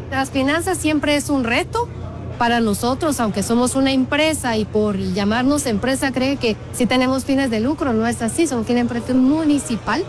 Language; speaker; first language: Spanish; native; Spanish